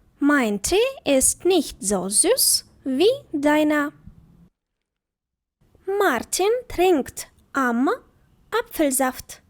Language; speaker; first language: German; non-native, fluent; Ukrainian